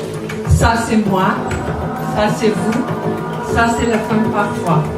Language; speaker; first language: French; non-native, learner; Portuguese